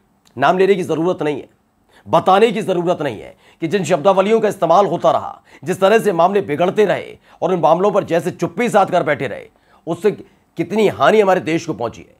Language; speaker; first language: Hindi; native; Hindi